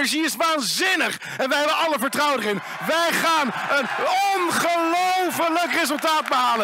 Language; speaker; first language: Dutch; native; Dutch